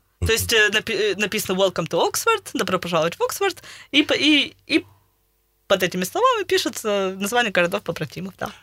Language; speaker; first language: Russian; early bilingual, heritage; Russian